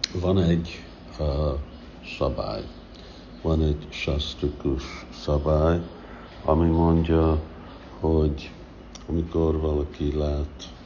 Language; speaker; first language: Hungarian; early bilingual, heritage; Hungarian